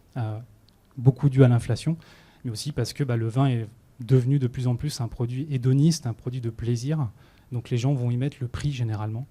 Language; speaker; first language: French; native; French